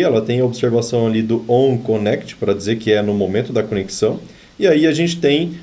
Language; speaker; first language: Portuguese; native; Portuguese